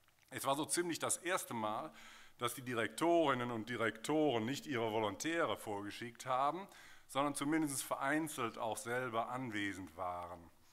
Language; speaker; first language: German; native; German